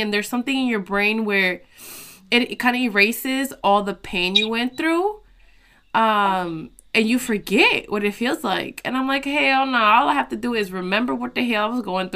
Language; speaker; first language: English; early bilingual, other home language; Spanish